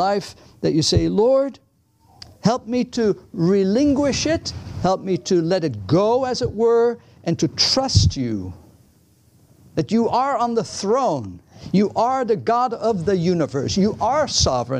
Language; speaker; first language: English; non-native, fluent; Dutch